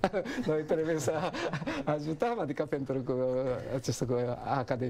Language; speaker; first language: Romanian; non-native, learner; Japanese